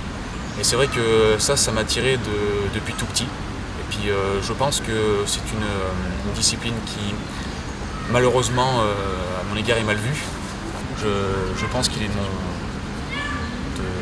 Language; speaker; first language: French; native; French